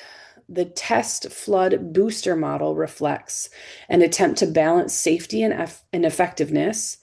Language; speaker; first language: English; native; English